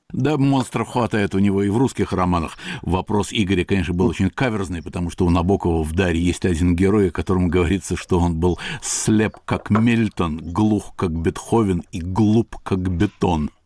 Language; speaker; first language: Russian; native; Russian